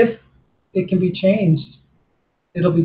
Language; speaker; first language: English; native; English